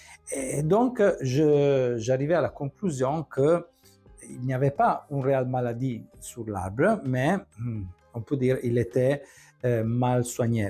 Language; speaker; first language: French; non-native, fluent; Italian